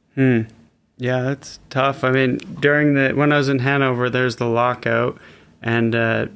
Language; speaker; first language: English; native; English